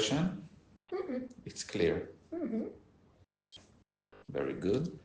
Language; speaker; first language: English; non-native, learner; Hebrew